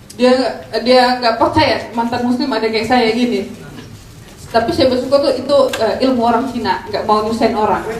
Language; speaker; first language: Indonesian; native; Indonesian